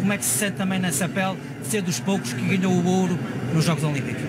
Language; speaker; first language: Portuguese; native; Portuguese